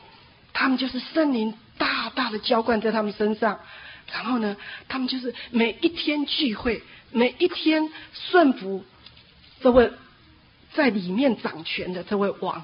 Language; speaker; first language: Chinese; native; Chinese